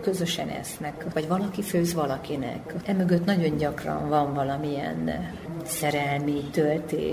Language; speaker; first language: Hungarian; native; Hungarian